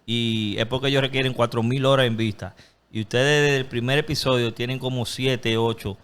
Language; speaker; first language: Spanish; early bilingual, other home language; English